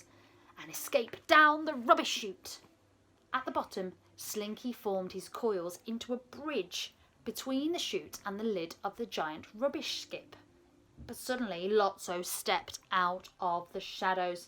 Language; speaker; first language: English; native; English